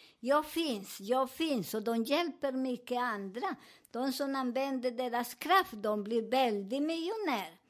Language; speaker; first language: Swedish; non-native, learner; Spanish